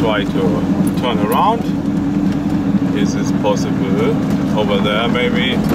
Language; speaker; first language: English; non-native, learner; German